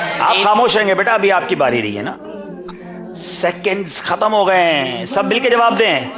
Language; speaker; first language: Urdu; native; Urdu